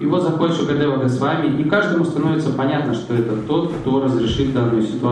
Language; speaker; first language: Russian; native; Russian